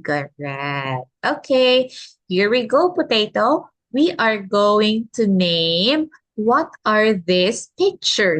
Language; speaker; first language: English; non-native, local second language; Filipino